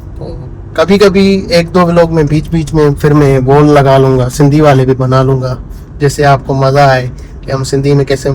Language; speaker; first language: Urdu; non-native, local second language; Sindhi